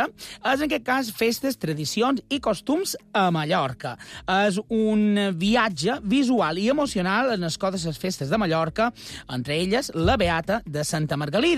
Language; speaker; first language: Catalan; native; Catalan